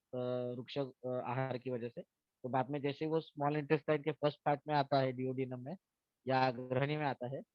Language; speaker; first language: Hindi; non-native, local second language; Marathi